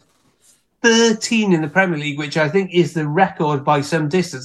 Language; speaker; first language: English; native; English